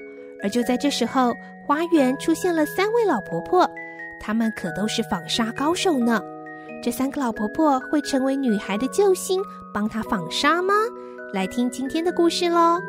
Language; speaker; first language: Chinese; native; Chinese